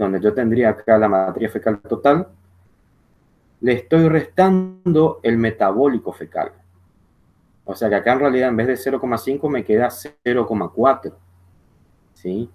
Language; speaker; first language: Spanish; native; Spanish